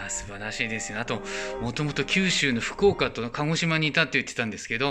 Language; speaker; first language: Japanese; native; Japanese